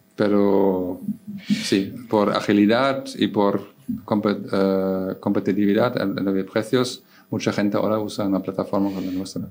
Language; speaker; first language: Spanish; non-native, fluent; German